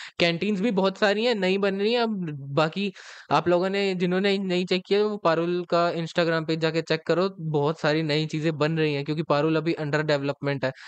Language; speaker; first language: Hindi; native; Hindi